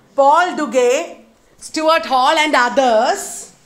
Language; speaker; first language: English; non-native, local second language; Malayalam